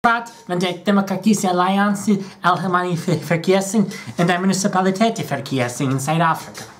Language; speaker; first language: Dutch; non-native, learner; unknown